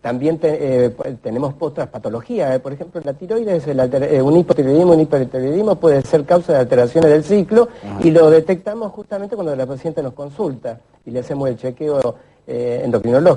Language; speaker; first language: Spanish; native; Spanish